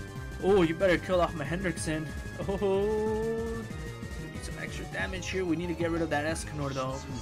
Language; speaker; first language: English; native; English